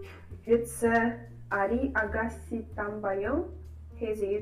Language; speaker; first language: English; non-native, fluent; Russian